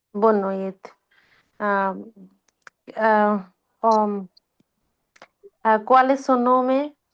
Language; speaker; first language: Portuguese; non-native, learner; Bangla